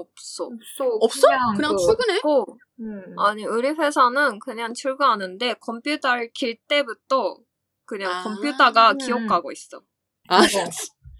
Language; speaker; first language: Korean; non-native, fluent; Japanese